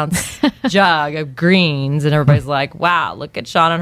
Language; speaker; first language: English; native; English